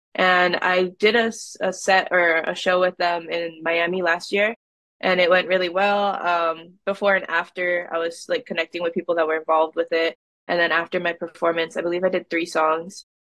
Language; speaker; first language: English; native; English